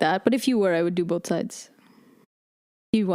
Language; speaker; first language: English; native; English